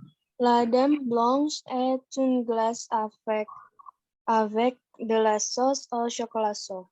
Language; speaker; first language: French; non-native, learner; Indonesian